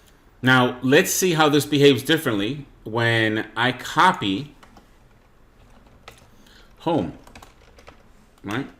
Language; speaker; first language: English; native; English